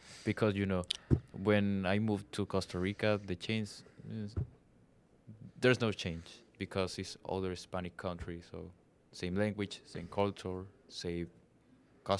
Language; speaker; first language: English; non-native, learner; Spanish